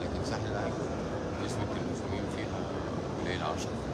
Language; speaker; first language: Arabic; native; Arabic